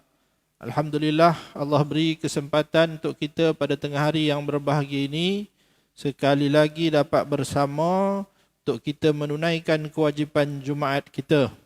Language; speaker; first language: Malay; native; Malay